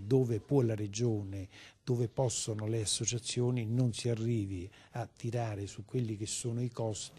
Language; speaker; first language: Italian; native; Italian